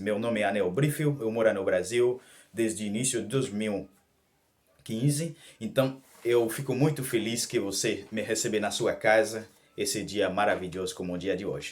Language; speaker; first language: Portuguese; non-native, learner; Haitian Creole